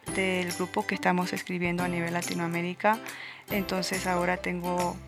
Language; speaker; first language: Spanish; native; Spanish